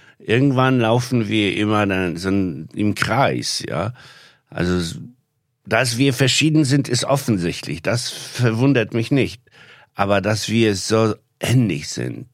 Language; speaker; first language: German; non-native, fluent; Polish